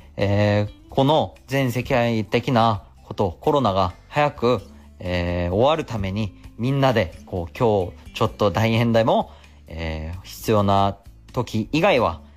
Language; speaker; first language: Japanese; non-native, fluent; Korean